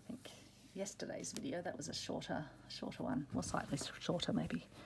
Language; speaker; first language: English; native; English